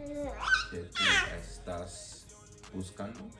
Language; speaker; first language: Spanish; non-native, learner; English